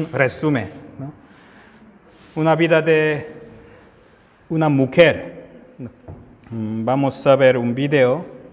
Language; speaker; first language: Spanish; non-native, fluent; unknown